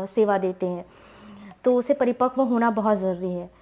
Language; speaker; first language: Hindi; native; Hindi